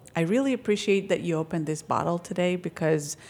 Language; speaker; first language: English; non-native, fluent; Greek